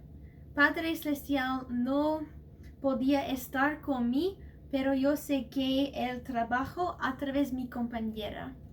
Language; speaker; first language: Spanish; non-native, learner; English